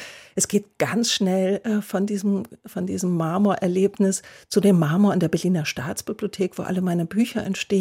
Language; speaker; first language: German; native; German